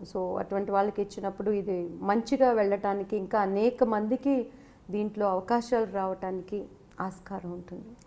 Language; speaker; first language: Telugu; native; Telugu